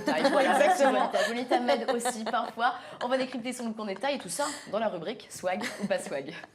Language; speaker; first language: French; native; French